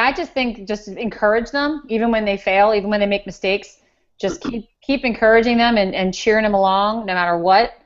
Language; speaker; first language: English; native; English